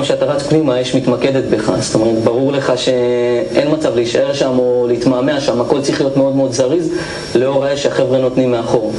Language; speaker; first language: Hebrew; native; Hebrew